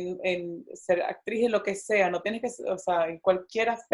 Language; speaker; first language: Spanish; native; Spanish